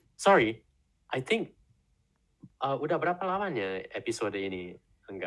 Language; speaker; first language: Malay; non-native, learner; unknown